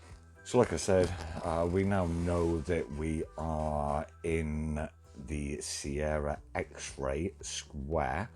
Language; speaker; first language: English; native; English